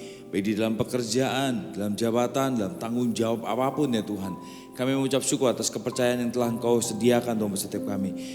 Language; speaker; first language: Indonesian; native; Indonesian